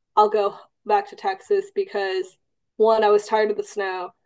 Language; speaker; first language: English; early bilingual, other home language; Cantonese